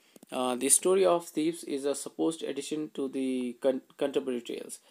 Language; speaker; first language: English; non-native, local second language; Hindi